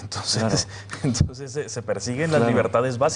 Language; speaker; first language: Spanish; native; Spanish